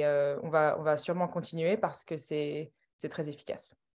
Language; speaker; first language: French; non-native, fluent; English